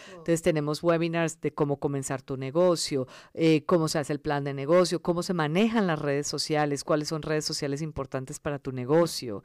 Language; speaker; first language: Spanish; early bilingual, other home language; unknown